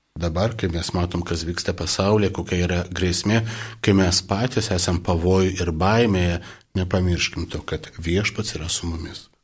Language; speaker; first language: Lithuanian; non-native, local second language; Polish